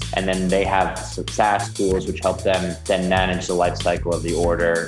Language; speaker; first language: English; native; English